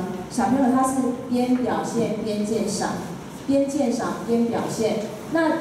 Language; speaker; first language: Chinese; native; Chinese